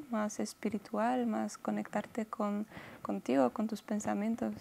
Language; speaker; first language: Spanish; non-native, fluent; Polish